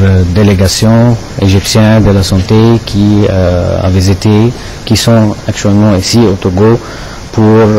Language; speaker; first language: French; non-native, fluent; Arabic